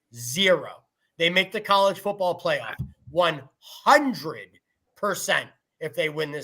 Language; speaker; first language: English; native; English